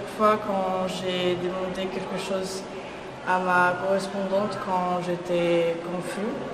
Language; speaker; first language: French; non-native, learner; Croatian